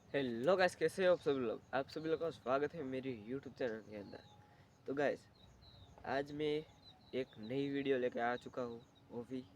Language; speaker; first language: Hindi; non-native, local second language; Gujarati